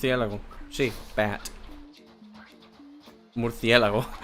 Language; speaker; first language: Spanish; non-native, fluent; English